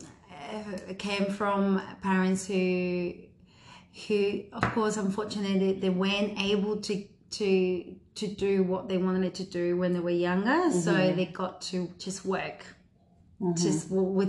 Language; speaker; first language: English; early bilingual, other home language; Spanish